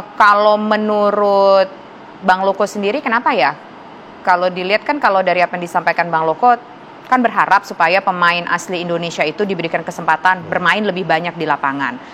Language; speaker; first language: Indonesian; native; Indonesian